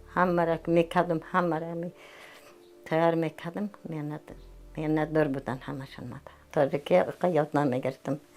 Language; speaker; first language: Tajik; non-native, fluent; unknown